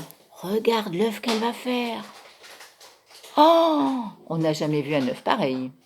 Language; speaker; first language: French; native; French